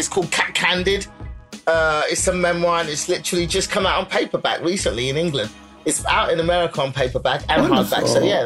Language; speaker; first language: English; native; English